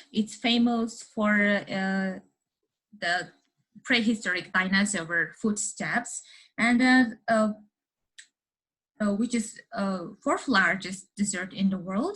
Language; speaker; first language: English; non-native, learner; Mongolian